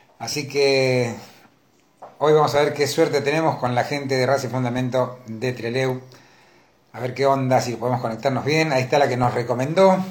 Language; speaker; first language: Spanish; native; Spanish